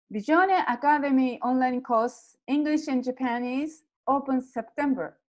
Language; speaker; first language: English; non-native, fluent; Japanese